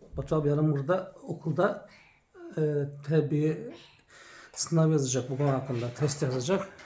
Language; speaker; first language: Turkish; early bilingual, heritage; Turkish